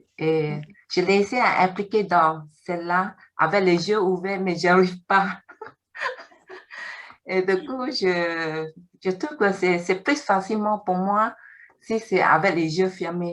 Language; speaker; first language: French; non-native, learner; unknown